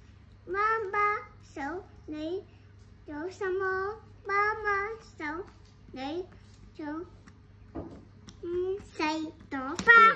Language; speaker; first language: Chinese; non-native, local second language; Cantonese